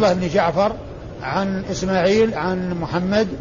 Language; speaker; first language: Arabic; native; Arabic